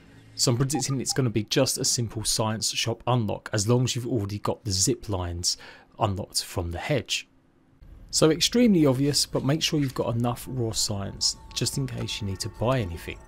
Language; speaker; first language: English; native; English